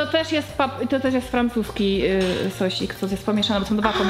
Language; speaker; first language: Polish; native; Polish